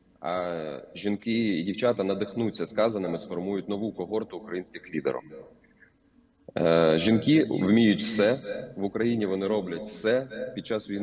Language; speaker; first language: Ukrainian; native; Ukrainian